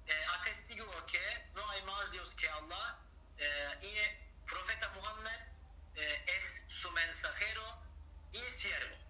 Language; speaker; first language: Spanish; non-native, learner; Turkish